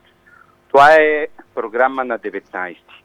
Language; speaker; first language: Bulgarian; non-native, learner; Italian